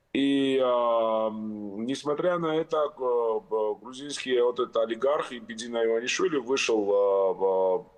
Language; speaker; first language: Russian; non-native, local second language; Georgian